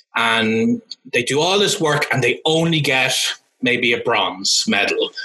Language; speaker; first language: English; native; English